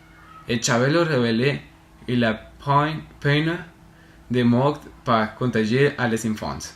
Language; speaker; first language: French; non-native, learner; Spanish